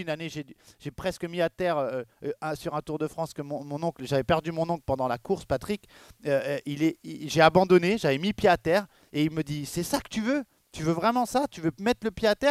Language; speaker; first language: French; native; French